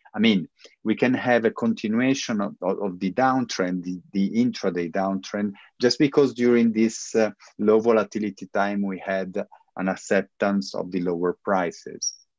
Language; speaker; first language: English; non-native, fluent; Italian